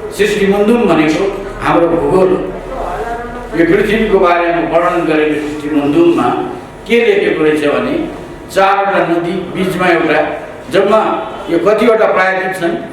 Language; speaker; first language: Nepali; native; Nepali